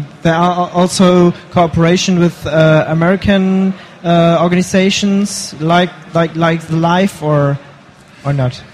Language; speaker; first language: English; non-native, fluent; German